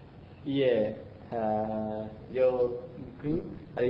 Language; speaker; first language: Japanese; non-native, learner; Vietnamese